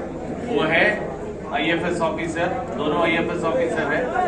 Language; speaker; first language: Hindi; non-native, local second language; Malayalam